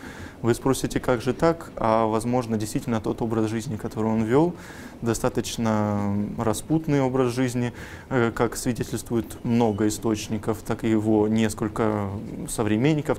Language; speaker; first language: Russian; native; Russian